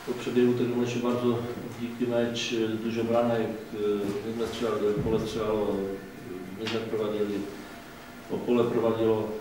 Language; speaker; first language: Polish; non-native, learner; Czech